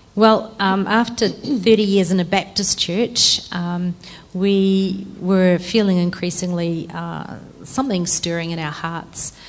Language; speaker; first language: English; native; English